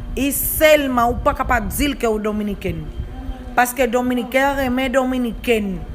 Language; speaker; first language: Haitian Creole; non-native, learner; Spanish